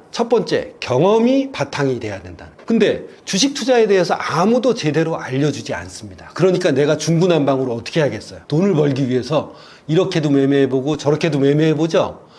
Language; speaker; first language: Korean; native; Korean